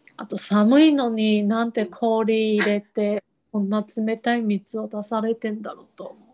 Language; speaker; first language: Japanese; non-native, fluent; Chinese